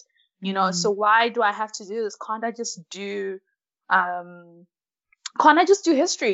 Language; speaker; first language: English; early bilingual, other home language; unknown